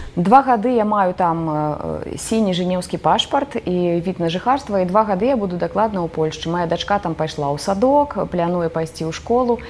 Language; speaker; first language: Belarusian; native; Belarusian